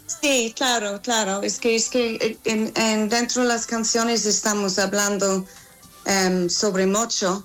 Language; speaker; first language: Spanish; non-native, learner; English